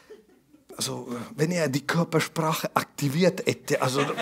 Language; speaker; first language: German; non-native, fluent; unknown